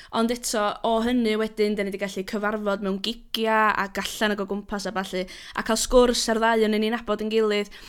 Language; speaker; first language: Welsh; native; Welsh